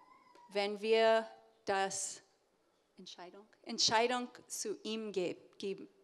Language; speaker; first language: German; early bilingual, heritage; English